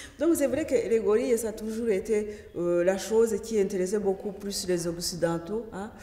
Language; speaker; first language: French; non-native, local second language; Kinyarwanda